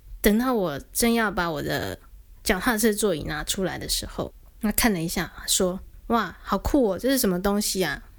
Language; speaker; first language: Chinese; native; Chinese